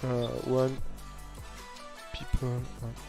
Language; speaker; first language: English; non-native, learner; French